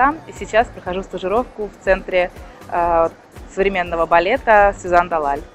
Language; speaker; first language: Russian; native; Russian